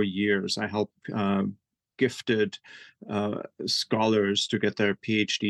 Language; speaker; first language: English; non-native, fluent; German